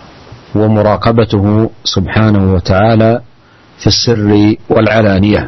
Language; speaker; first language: Arabic; native; Arabic